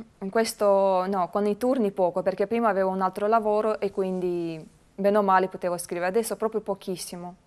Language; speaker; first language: Italian; non-native, fluent; Romanian